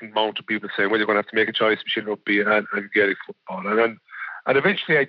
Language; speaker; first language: English; native; English